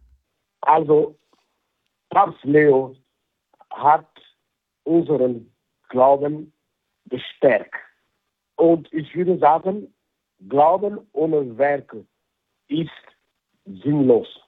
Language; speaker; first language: German; non-native, fluent; French